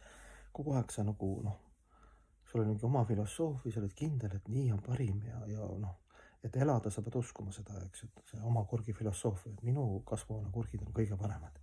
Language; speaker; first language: Estonian; native; Estonian